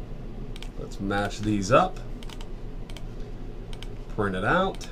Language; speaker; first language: English; native; English